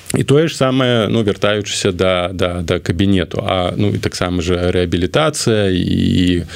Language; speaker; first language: Belarusian; non-native, local second language; Russian